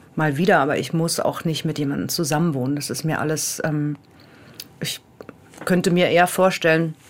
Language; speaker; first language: German; native; German